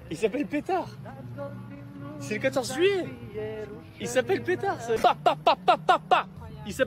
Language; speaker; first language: French; native; French